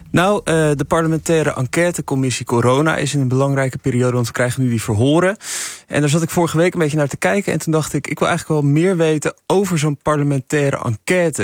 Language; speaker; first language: Dutch; native; Dutch